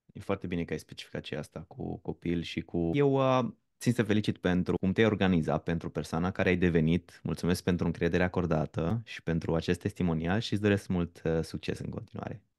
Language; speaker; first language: Romanian; non-native, local second language; Hungarian